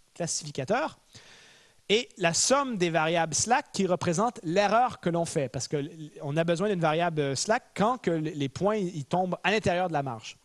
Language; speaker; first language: French; native; French